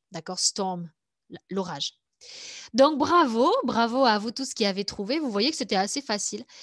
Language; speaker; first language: French; native; French